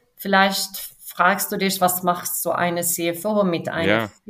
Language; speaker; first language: German; non-native, fluent; Swedish